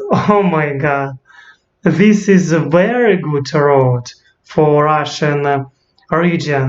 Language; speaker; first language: English; non-native, learner; Russian